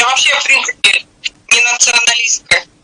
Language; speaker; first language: Russian; native; Russian